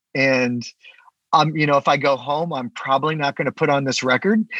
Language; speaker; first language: English; native; English